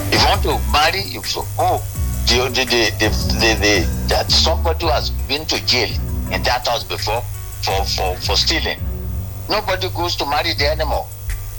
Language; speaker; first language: English; non-native, local second language; Yoruba